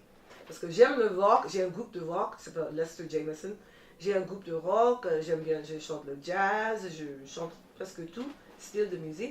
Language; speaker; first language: French; non-native, fluent; English